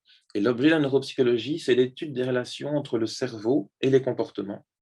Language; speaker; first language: French; native; French